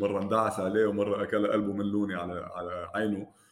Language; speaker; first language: Arabic; native; Arabic